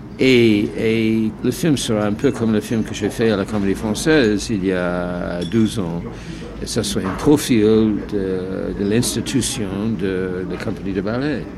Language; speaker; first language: French; non-native, fluent; English